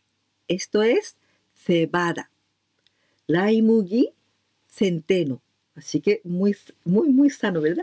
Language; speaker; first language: Spanish; non-native, learner; Japanese